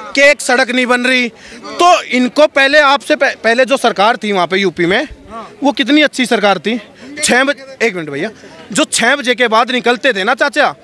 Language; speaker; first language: Hindi; native; Hindi